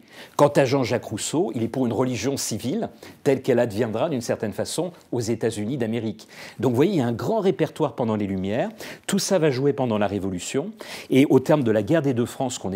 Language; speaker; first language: French; native; French